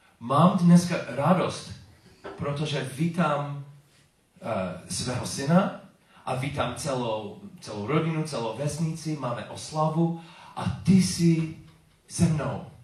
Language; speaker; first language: Czech; non-native, learner; English